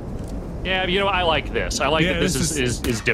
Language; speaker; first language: English; native; English